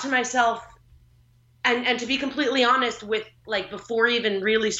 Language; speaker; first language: English; native; English